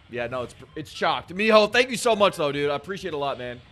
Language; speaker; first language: English; native; English